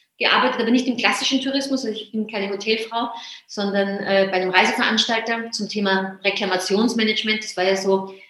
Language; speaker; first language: German; native; German